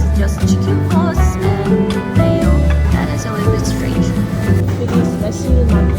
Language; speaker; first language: English; non-native, learner; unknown